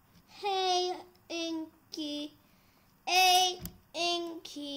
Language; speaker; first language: English; native; English